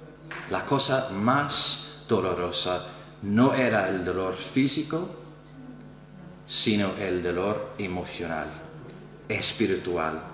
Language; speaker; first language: Spanish; non-native, fluent; English